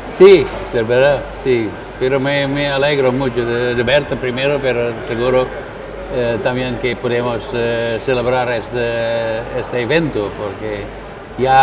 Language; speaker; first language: Spanish; non-native, learner; Dutch